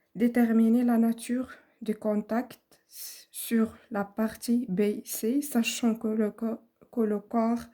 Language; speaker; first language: French; non-native, local second language; Arabic